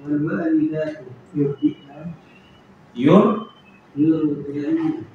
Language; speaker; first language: Arabic; non-native, learner; Indonesian